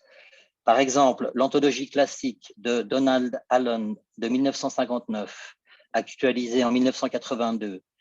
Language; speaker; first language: French; native; French